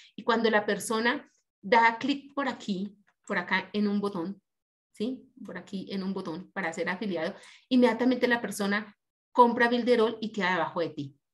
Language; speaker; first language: Spanish; native; Spanish